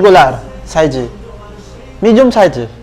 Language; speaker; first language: Korean; non-native, learner; Filipino